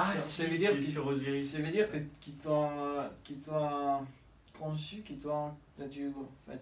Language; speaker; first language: French; non-native, learner; Spanish